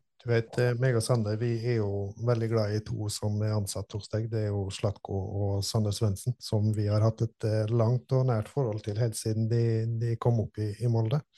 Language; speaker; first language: Norwegian; native; Norwegian